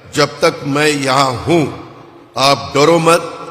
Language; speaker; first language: Hindi; non-native, local second language; Marathi